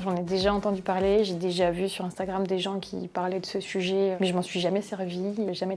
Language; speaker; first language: French; native; French